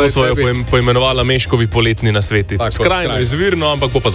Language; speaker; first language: Slovenian; native; Slovenian